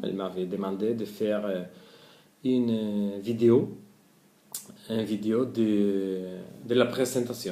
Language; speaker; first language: French; non-native, learner; Spanish